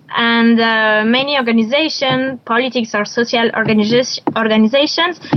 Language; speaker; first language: English; non-native, learner; French